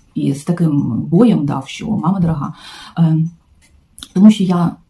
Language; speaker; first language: Ukrainian; non-native, local second language; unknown